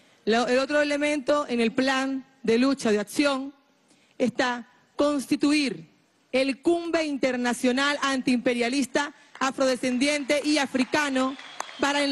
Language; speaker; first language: Spanish; native; Spanish